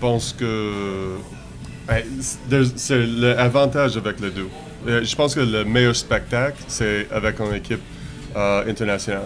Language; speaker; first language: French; non-native, learner; English